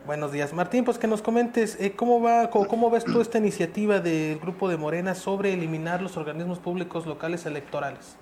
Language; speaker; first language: Spanish; native; Spanish